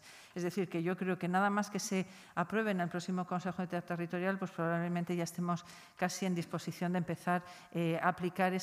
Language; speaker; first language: Spanish; native; Spanish